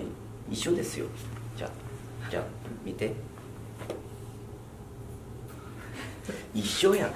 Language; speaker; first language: Japanese; non-native, fluent; Korean